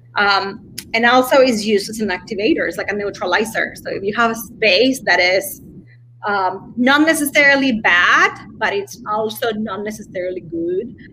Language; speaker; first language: English; non-native, fluent; Spanish